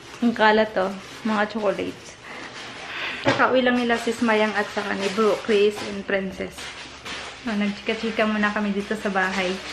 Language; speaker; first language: Filipino; non-native, local second language; Cebuano